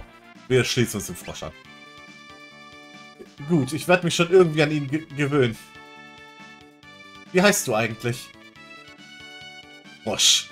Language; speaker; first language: German; native; German